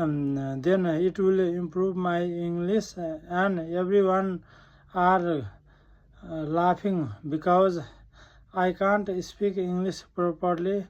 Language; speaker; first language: English; non-native, learner; Nepali